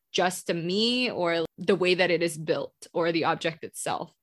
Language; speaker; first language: English; non-native, local second language; Indonesian